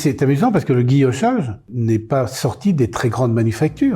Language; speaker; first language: French; native; French